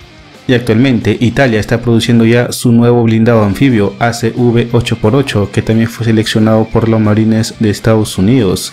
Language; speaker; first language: Spanish; native; Spanish